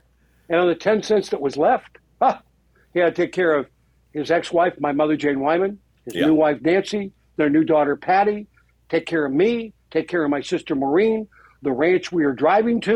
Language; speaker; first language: English; native; English